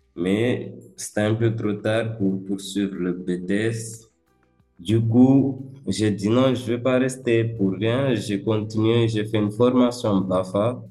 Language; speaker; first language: French; early bilingual, other home language; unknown